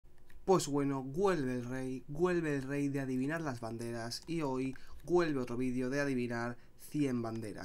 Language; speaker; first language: Spanish; native; Spanish